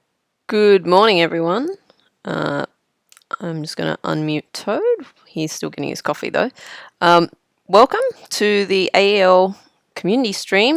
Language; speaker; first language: English; native; English